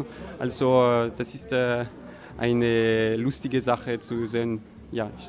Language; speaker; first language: German; non-native, local second language; French